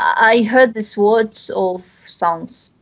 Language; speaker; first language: English; non-native, learner; Bashkir